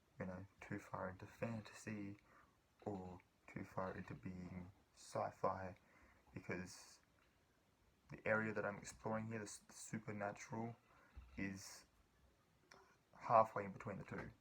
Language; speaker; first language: English; native; English